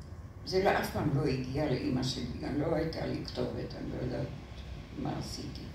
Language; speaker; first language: Hebrew; non-native, fluent; French